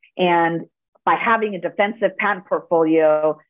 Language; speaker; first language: English; early bilingual, other home language; Spanish